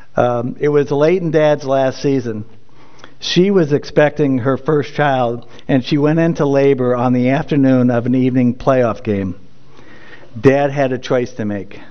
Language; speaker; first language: English; native; English